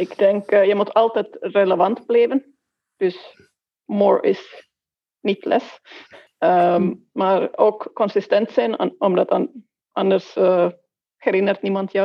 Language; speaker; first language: Dutch; non-native, fluent; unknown